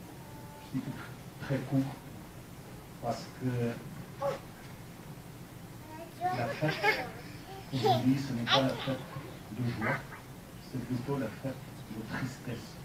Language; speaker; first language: French; non-native, learner; Ukrainian